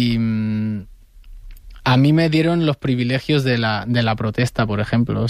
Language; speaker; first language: Spanish; native; Spanish